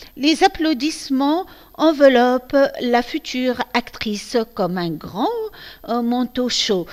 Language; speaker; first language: French; non-native, local second language; Arabic